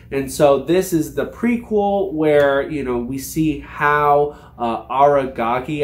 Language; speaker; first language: English; native; English